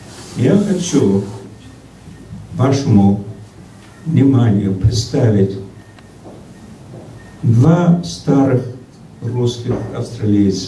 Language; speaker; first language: Russian; early bilingual, heritage; Russian